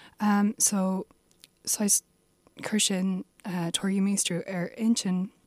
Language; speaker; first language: Irish; non-native, local second language; English